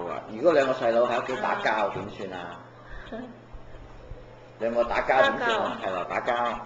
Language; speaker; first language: Cantonese; native; Cantonese